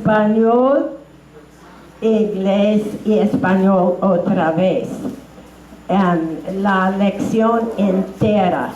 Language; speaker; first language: Spanish; non-native, fluent; English